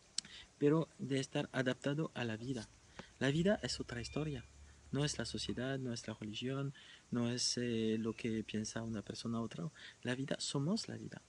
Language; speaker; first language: Spanish; non-native, fluent; French